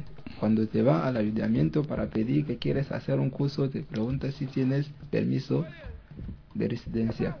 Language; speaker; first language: Spanish; non-native, learner; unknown